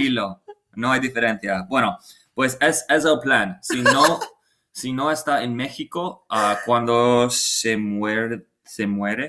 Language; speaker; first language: Spanish; non-native, learner; English